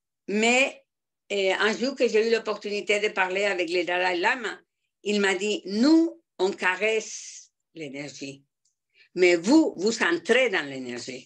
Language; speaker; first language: French; non-native, fluent; Spanish